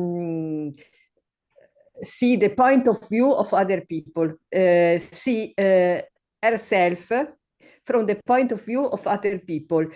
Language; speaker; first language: English; non-native, learner; Italian